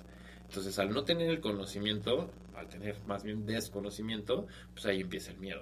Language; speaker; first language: Spanish; native; Spanish